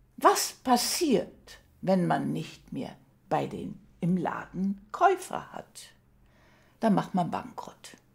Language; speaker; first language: German; early bilingual, heritage; German